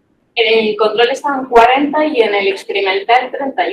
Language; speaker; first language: Spanish; native; Spanish